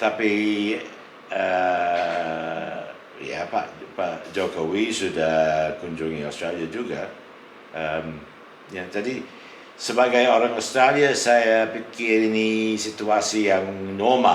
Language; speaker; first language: Indonesian; non-native, fluent; English